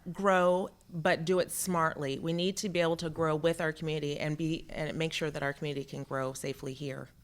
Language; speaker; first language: English; native; English